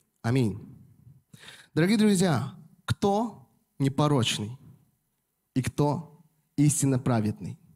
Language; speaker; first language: Russian; non-native, fluent; Korean